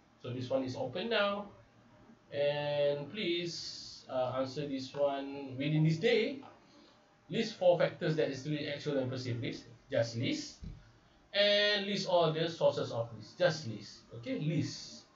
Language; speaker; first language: English; non-native, local second language; Malay